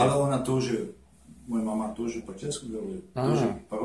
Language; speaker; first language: Russian; non-native, learner; Czech